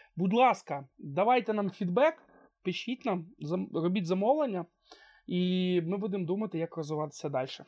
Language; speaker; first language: Ukrainian; non-native, local second language; Russian